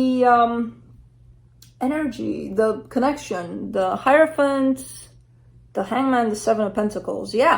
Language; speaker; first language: English; native; English